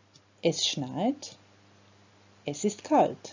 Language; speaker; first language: German; non-native, fluent; Croatian